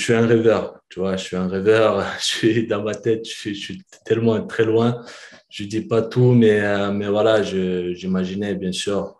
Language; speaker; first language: French; early bilingual, other home language; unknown